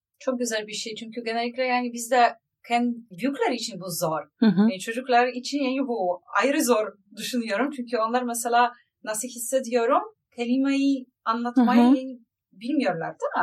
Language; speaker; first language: Turkish; non-native, learner; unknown